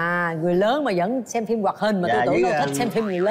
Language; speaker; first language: Vietnamese; native; Vietnamese